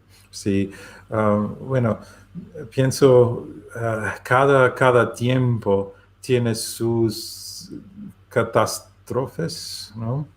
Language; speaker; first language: Spanish; non-native, learner; German